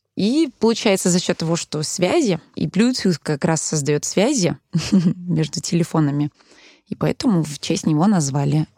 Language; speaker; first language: Russian; early bilingual, heritage; Russian